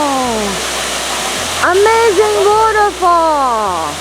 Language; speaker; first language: English; non-native, fluent; Japanese